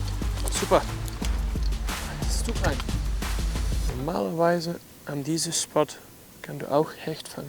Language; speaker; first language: German; non-native, learner; Dutch